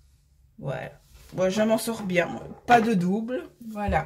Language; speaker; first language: French; native; French